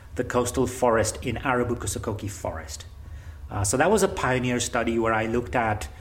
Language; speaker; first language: English; non-native, local second language; Gujarati